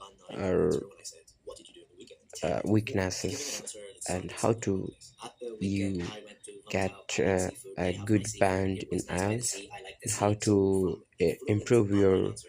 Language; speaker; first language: English; non-native, learner; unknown